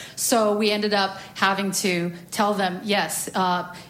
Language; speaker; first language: English; native; English